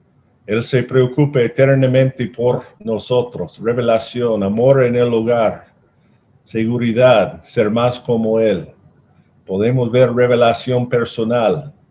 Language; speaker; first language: Spanish; non-native, fluent; English